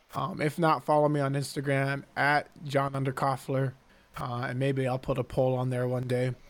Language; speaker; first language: English; native; English